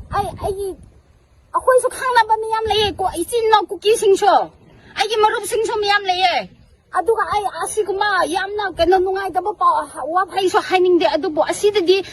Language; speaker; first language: Manipuri; non-native, local second language; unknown